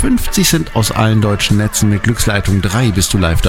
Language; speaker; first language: German; native; German